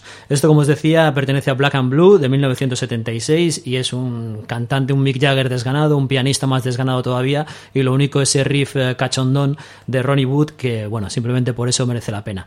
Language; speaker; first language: Spanish; native; Spanish